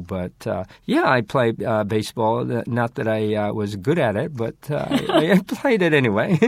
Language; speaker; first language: English; non-native, fluent; Japanese